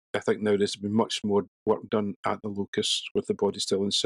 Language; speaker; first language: English; native; English